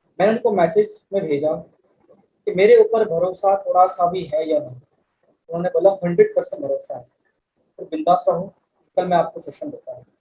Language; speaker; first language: Hindi; native; Hindi